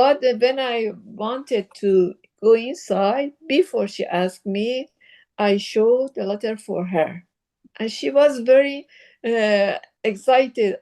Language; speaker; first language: English; non-native, learner; Persian